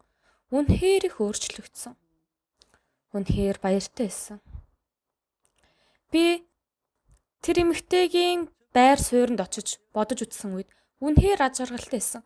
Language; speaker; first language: Mongolian; non-native, fluent; Korean